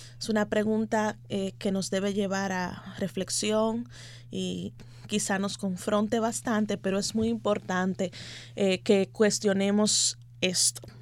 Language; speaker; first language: Spanish; native; Spanish